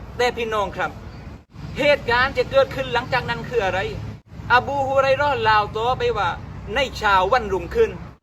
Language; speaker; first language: Thai; non-native, local second language; Malay